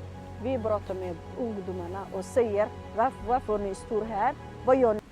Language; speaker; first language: Swedish; non-native, learner; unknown